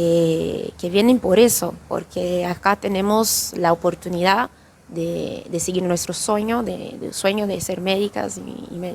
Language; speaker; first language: Spanish; non-native, fluent; Portuguese